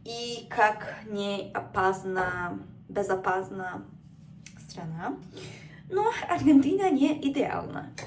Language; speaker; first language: Russian; non-native, learner; Spanish